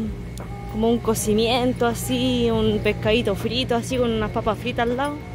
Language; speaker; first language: Spanish; native; Spanish